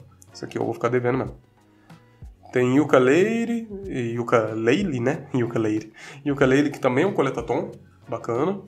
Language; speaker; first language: Portuguese; native; Portuguese